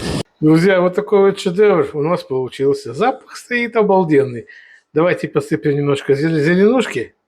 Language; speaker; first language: Russian; native; Russian